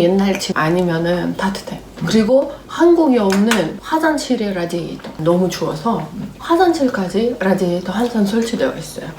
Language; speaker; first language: Korean; non-native, fluent; Russian